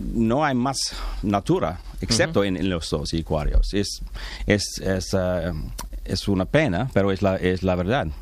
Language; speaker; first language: Spanish; non-native, learner; English